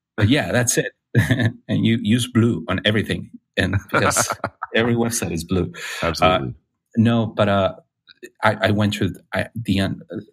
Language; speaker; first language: English; non-native, fluent; Spanish